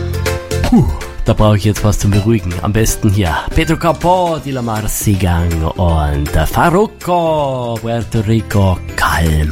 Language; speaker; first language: German; native; German